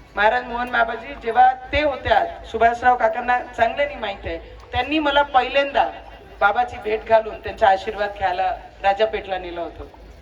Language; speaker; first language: Marathi; non-native, local second language; Punjabi